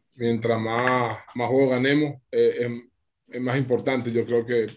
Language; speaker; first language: Spanish; native; Spanish